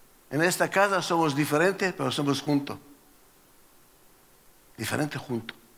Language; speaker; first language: Spanish; non-native, learner; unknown